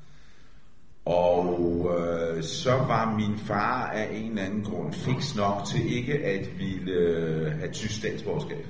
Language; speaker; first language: Danish; early bilingual, other home language; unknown